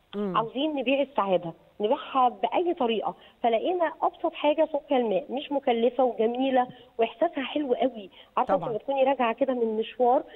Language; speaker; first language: Egyptian Arabic; native; Egyptian Arabic